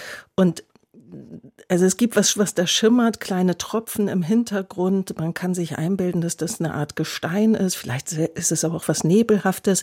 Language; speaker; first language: German; native; German